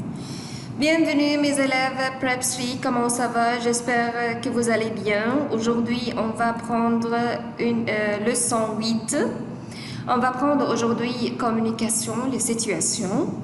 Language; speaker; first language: French; non-native, fluent; Arabic